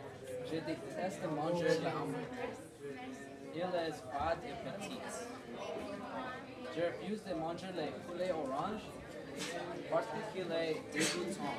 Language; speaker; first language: French; non-native, learner; English